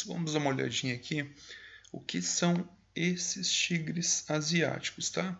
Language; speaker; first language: Portuguese; native; Portuguese